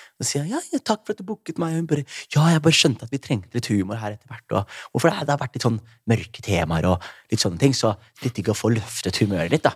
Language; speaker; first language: Norwegian; early bilingual, other home language; Somali